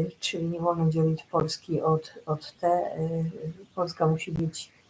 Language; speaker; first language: Polish; native; Polish